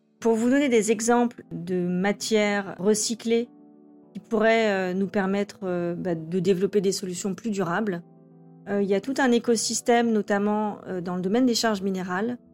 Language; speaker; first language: French; native; French